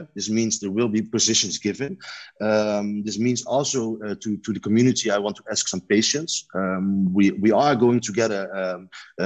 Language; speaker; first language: English; non-native, learner; Dutch